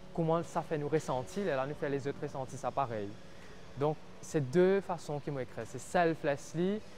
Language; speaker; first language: French; non-native, local second language; Morisyen